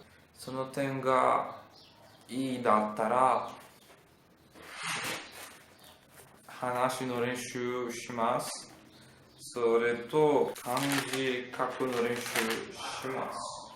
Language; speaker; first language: Japanese; non-native, learner; Portuguese